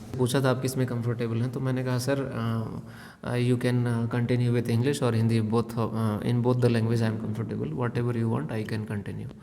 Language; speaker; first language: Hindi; native; Hindi